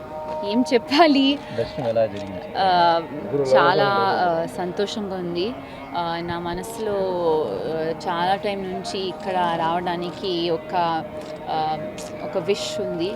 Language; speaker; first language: Telugu; non-native, local second language; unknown